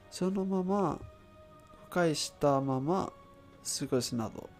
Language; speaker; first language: Japanese; non-native, learner; Spanish